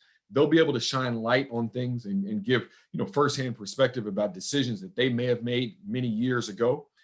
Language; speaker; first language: English; native; English